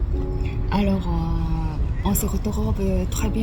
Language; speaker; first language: French; non-native, learner; Japanese